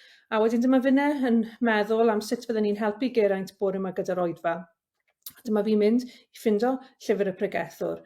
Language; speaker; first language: Welsh; native; Welsh